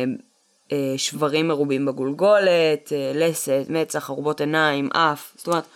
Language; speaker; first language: Hebrew; early bilingual, other home language; Russian